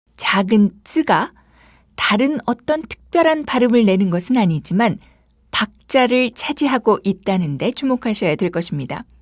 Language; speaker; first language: Korean; native; Korean